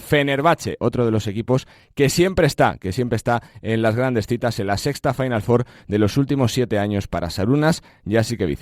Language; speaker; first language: Spanish; native; Spanish